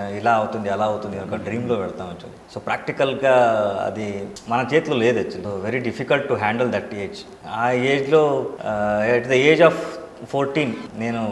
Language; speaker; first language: Telugu; non-native, learner; Kannada